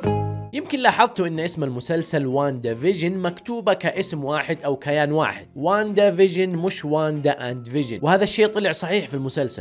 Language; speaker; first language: Arabic; native; Arabic